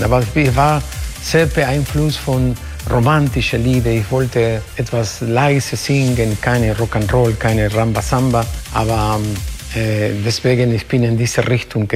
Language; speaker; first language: German; non-native, fluent; Spanish